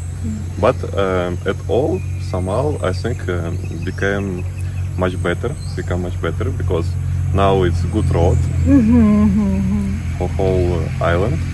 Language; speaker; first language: English; non-native, learner; Russian